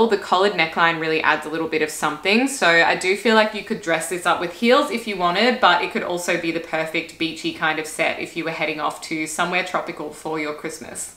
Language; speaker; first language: English; native; English